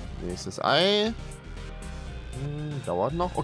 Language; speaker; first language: German; native; German